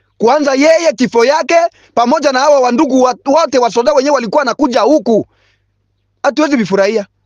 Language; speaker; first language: Swahili; non-native, local second language; Bembe